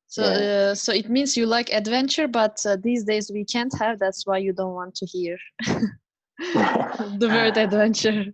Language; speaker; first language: English; non-native, fluent; Turkish